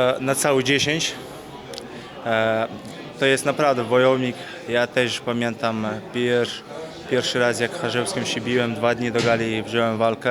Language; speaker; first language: Polish; non-native, fluent; Chechen